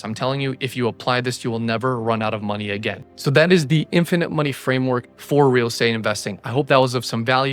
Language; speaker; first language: English; native; English